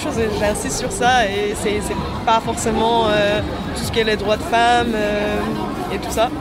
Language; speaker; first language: French; non-native, fluent; Persian